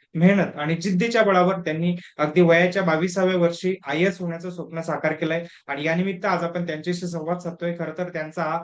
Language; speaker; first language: Marathi; native; Marathi